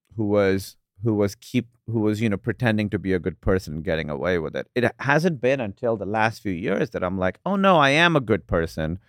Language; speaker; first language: English; non-native, local second language; Urdu